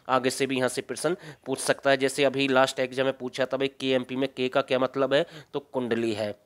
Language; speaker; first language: Hindi; native; Hindi